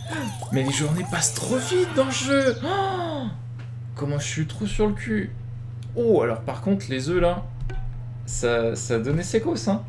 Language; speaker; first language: French; native; French